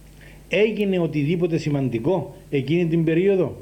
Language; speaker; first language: Greek; native; Greek